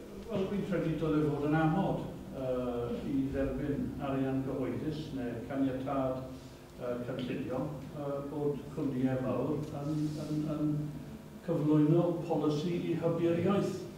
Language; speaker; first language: Welsh; native; Welsh